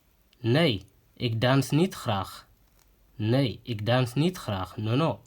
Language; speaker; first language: Dutch; non-native, fluent; Tigrinya